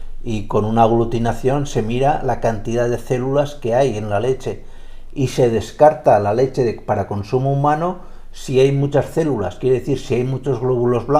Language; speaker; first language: Spanish; native; Spanish